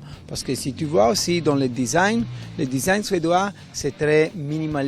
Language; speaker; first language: French; non-native, fluent; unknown